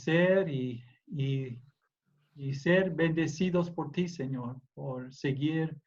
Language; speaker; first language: Spanish; non-native, fluent; English